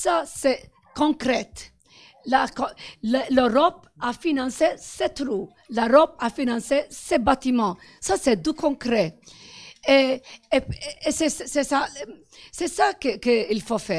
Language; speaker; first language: French; non-native, fluent; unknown